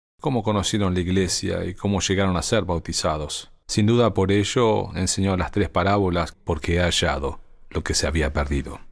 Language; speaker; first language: Spanish; native; Spanish